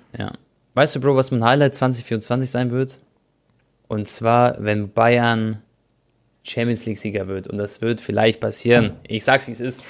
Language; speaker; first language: German; native; German